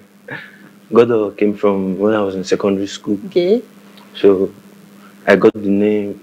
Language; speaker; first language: English; non-native, local second language; Igbo